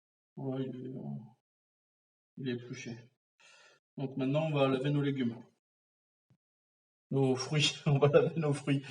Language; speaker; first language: French; native; French